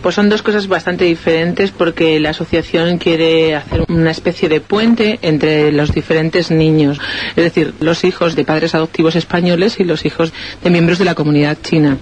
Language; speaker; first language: Spanish; native; Spanish